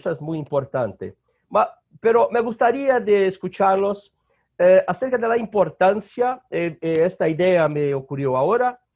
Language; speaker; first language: Spanish; non-native, learner; Portuguese